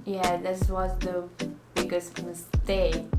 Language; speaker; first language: English; non-native, learner; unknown